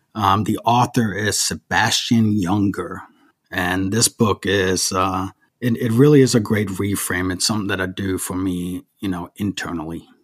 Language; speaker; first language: English; early bilingual, other home language; German